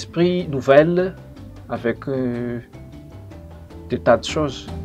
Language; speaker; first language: French; non-native, local second language; Malagasy